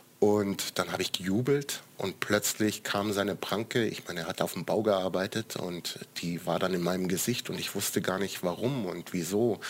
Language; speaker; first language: German; early bilingual, other home language; Croatian